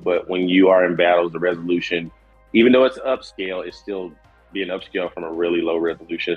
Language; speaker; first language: English; native; English